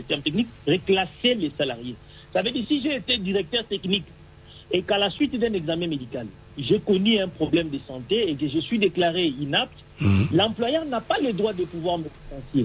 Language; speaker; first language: French; non-native, local second language; Swahili